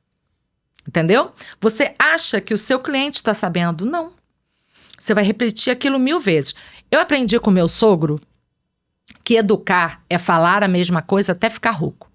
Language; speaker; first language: Portuguese; native; Portuguese